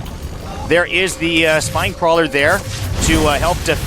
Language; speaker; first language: English; native; English